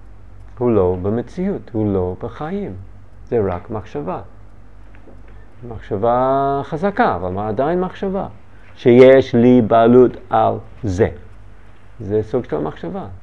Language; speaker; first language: Hebrew; non-native, learner; English